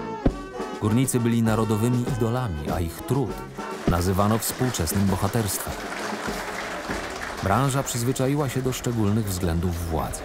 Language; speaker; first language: Polish; native; Polish